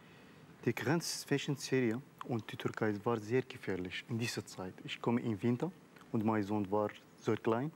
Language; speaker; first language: German; non-native, learner; Arabic